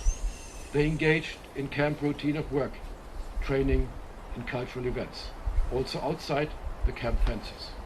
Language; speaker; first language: English; non-native, fluent; German